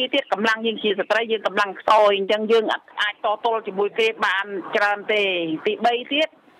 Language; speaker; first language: Khmer; non-native, local second language; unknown